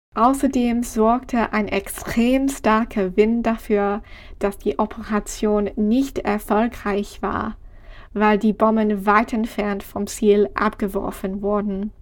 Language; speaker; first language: German; non-native, fluent; English